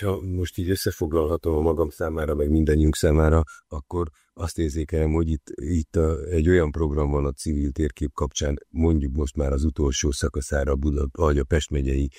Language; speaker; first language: Hungarian; native; Hungarian